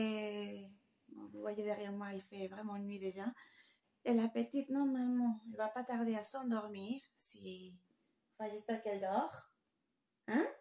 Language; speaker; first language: French; non-native, fluent; Spanish